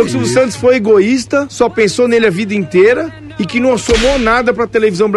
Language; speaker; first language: Portuguese; native; Portuguese